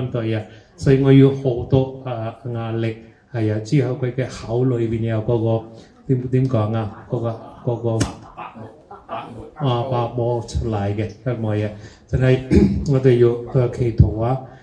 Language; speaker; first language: Cantonese; early bilingual, heritage; Cantonese